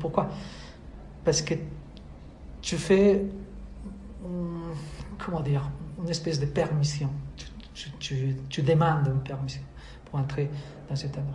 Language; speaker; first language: French; non-native, fluent; Spanish